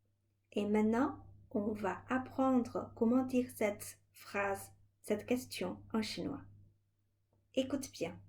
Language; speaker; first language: French; non-native, fluent; Chinese